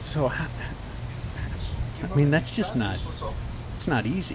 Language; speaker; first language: English; native; English